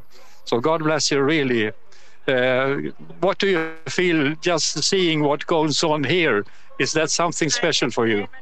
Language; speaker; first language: English; non-native, learner; Swedish